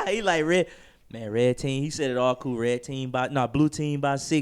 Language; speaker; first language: English; native; English